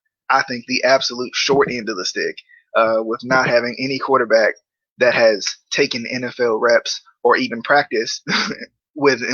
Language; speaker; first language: English; native; English